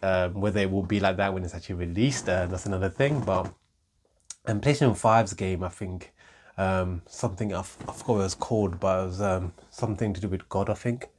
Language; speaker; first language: English; native; English